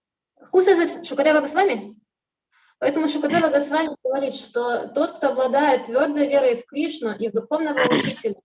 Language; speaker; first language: Russian; native; Russian